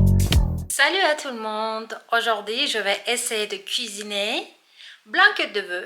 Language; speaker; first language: French; non-native, learner; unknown